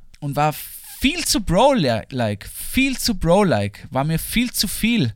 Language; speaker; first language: German; native; German